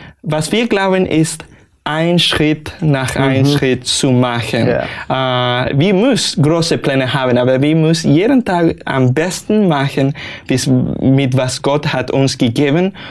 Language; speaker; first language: German; non-native, learner; Spanish